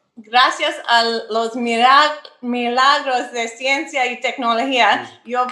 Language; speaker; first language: Spanish; non-native, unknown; English